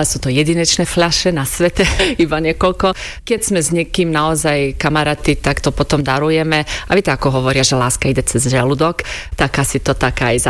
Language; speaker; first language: Slovak; non-native, fluent; Slovenian